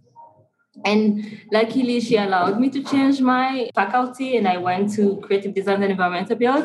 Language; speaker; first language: English; non-native, local second language; Kinyarwanda